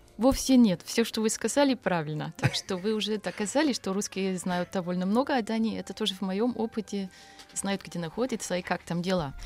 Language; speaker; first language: Russian; non-native, fluent; Danish